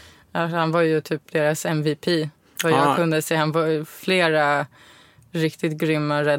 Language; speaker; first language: Swedish; native; Swedish